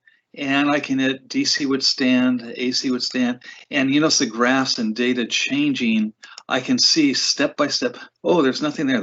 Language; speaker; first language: English; native; English